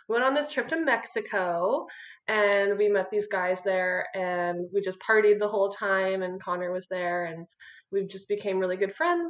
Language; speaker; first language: English; native; English